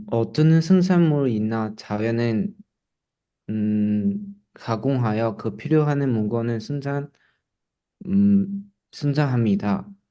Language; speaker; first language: Korean; non-native, learner; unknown